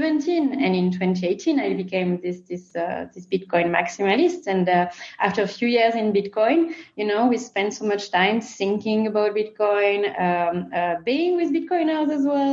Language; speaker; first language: English; non-native, fluent; French